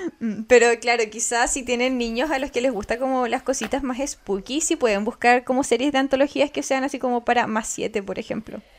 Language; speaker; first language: Spanish; native; Spanish